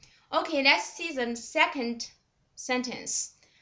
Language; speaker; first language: English; non-native, fluent; Chinese